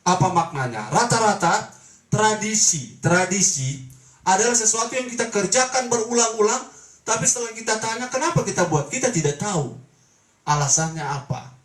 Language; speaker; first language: Indonesian; native; Indonesian